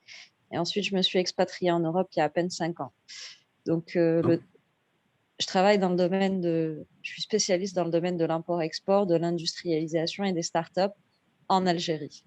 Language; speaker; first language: French; non-native, local second language; Arabic